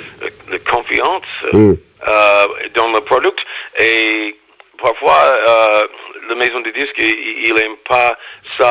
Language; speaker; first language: French; non-native, learner; English